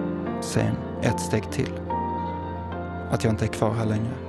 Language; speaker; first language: Swedish; native; Swedish